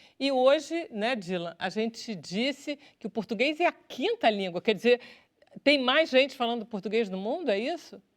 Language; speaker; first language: Portuguese; native; Portuguese